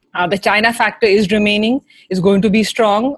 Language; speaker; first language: English; non-native, local second language; Hindi